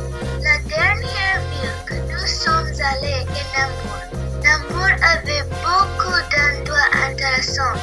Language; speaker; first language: French; non-native, learner; English